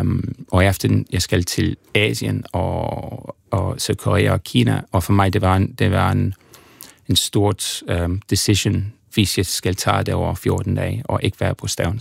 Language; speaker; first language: Danish; non-native, fluent; English